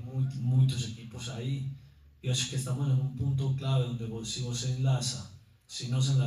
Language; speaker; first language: Portuguese; non-native, learner; Spanish